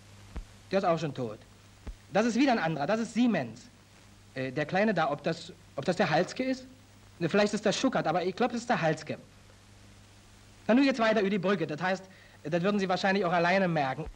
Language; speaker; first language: German; native; German